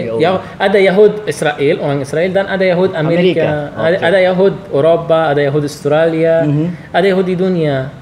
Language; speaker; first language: Indonesian; non-native, learner; Arabic